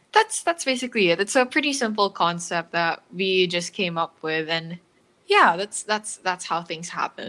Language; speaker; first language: English; non-native, local second language; Filipino